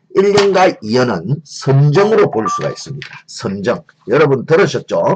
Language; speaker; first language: Korean; native; Korean